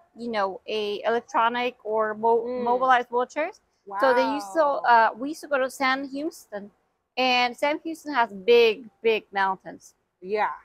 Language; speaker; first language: English; native; English